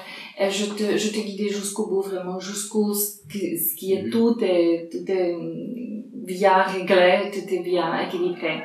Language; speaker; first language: French; non-native, fluent; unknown